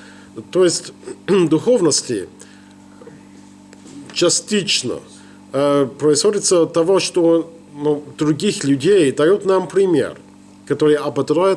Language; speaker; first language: Russian; non-native, learner; English